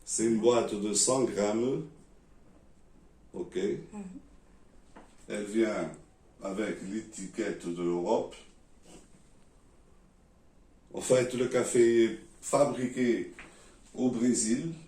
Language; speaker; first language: French; non-native, learner; Portuguese